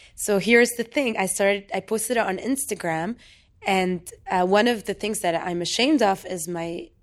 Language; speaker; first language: English; non-native, fluent; Arabic